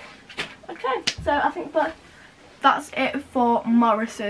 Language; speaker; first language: English; native; English